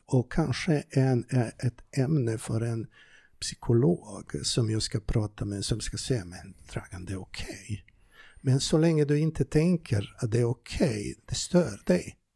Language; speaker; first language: Swedish; non-native, fluent; Serbian